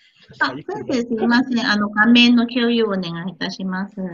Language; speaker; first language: Japanese; non-native, fluent; Thai